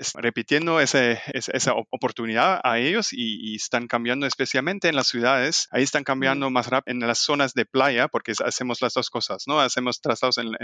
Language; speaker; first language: Spanish; non-native, fluent; German